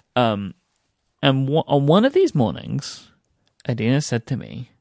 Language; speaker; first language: English; native; English